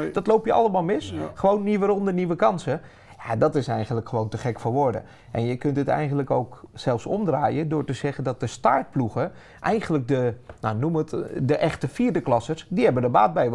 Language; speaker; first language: Dutch; native; Dutch